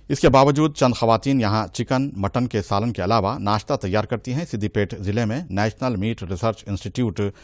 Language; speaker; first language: Urdu; native; Urdu